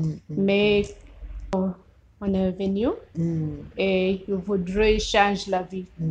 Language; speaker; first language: French; non-native, learner; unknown